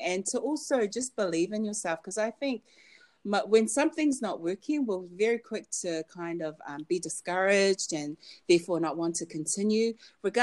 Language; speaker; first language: English; native; English